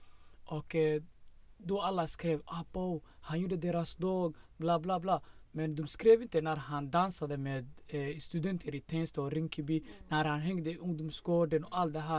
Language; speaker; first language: Swedish; non-native, fluent; Somali